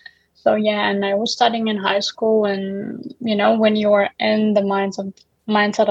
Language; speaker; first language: English; non-native, fluent; Uzbek